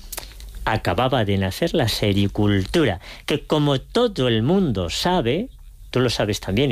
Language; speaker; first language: Spanish; native; Spanish